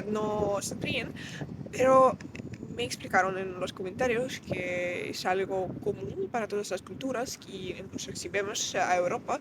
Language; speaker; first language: Spanish; non-native, fluent; Russian